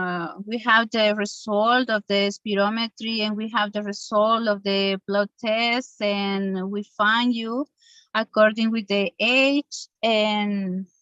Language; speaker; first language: English; non-native, learner; Spanish